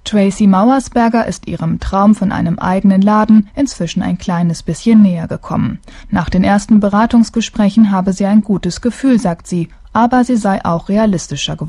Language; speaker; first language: German; native; German